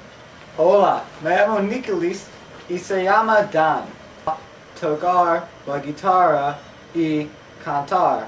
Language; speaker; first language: Spanish; non-native, learner; English